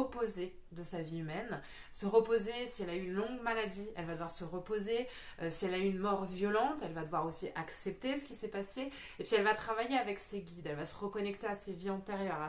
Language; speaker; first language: French; native; French